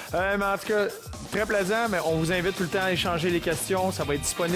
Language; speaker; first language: French; native; French